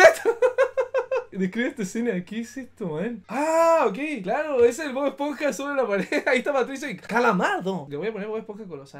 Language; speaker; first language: Spanish; native; Spanish